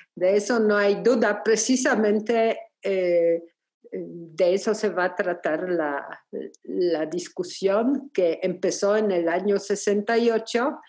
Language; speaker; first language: Spanish; non-native, fluent; Polish